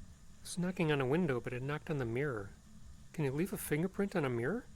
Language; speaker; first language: English; native; English